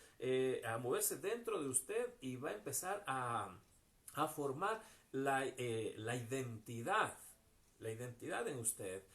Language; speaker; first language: Spanish; native; Spanish